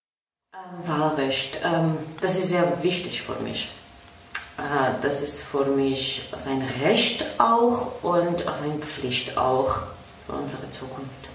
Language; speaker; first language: German; non-native, fluent; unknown